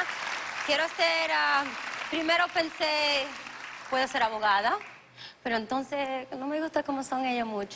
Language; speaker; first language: Spanish; early bilingual, other home language; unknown